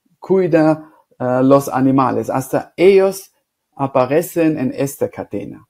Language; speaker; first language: Spanish; non-native, fluent; German